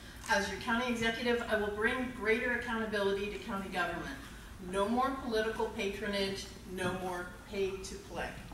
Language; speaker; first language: English; early bilingual, other home language; Spanish